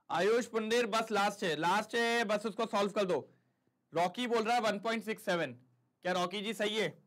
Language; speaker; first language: Hindi; native; Hindi